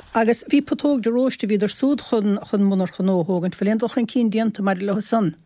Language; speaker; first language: Irish; native; Irish